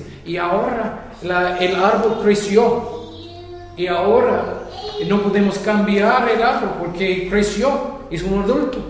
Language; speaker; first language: Spanish; non-native, fluent; English